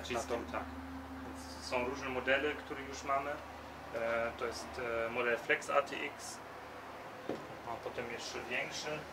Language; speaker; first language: Polish; early bilingual, heritage; Polish